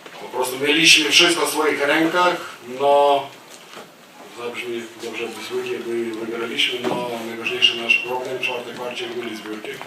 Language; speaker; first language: Polish; non-native, learner; Lithuanian